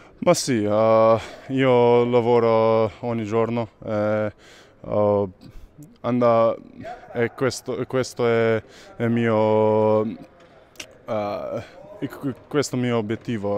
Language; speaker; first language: Italian; non-native, learner; Slovenian